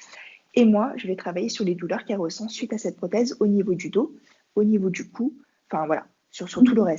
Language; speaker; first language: French; native; French